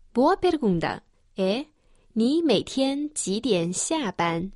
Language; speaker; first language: Portuguese; non-native, fluent; Chinese